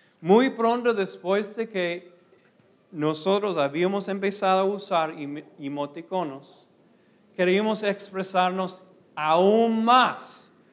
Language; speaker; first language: Spanish; non-native, fluent; English